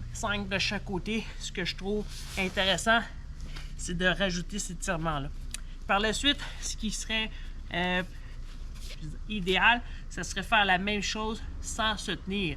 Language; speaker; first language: French; native; French